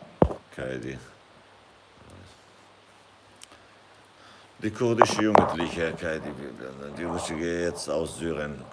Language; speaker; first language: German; non-native, fluent; Kurdish